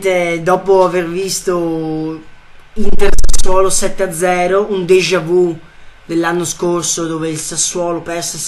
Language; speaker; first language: Italian; native; Italian